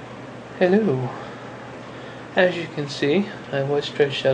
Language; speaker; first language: English; native; English